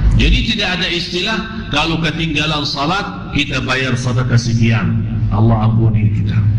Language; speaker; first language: Malay; non-native, fluent; Arabic